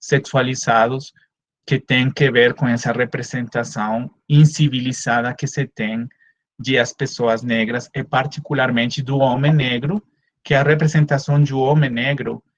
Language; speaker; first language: Portuguese; non-native, fluent; Spanish